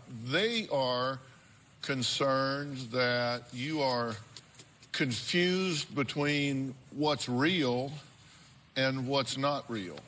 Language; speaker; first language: English; native; English